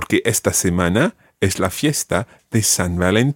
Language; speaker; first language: Spanish; non-native, fluent; English